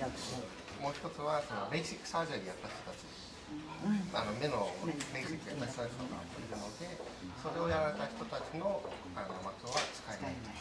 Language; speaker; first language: Japanese; early bilingual, heritage; Japanese